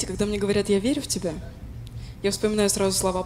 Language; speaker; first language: Russian; native; Russian